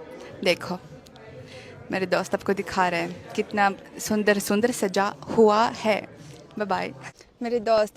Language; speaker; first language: Hindi; non-native, learner; Russian